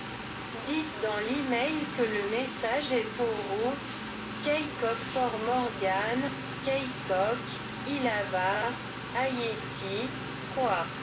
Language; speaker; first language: French; non-native, local second language; Haitian Creole